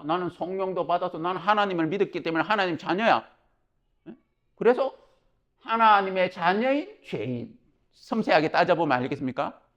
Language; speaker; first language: Korean; native; Korean